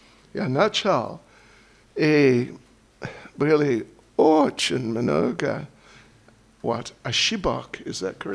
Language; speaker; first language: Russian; non-native, learner; English